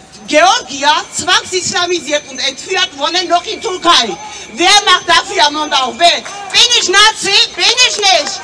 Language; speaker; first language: German; non-native, fluent; Georgian